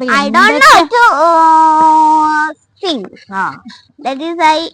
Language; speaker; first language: English; non-native, learner; Malayalam